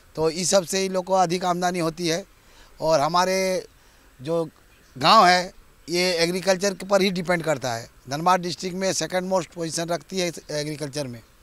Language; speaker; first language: Hindi; native; Hindi